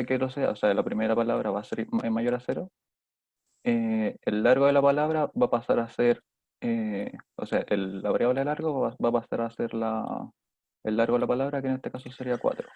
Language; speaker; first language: Spanish; native; Spanish